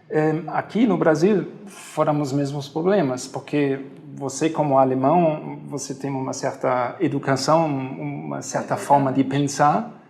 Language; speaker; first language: Portuguese; non-native, fluent; German